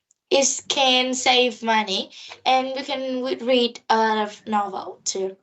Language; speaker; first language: English; non-native, learner; Vietnamese